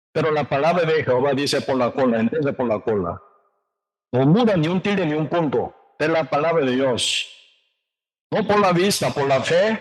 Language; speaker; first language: Spanish; non-native, learner; Korean